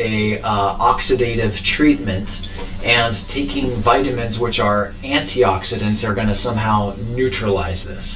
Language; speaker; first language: English; native; English